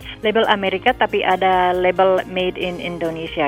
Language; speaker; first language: Indonesian; non-native, fluent; English